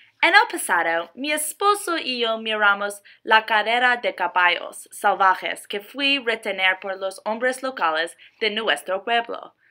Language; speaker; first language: Spanish; non-native, learner; English